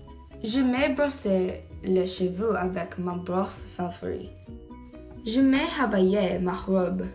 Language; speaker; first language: French; non-native, learner; English